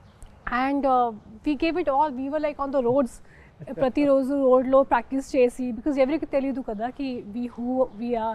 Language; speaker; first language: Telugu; non-native, fluent; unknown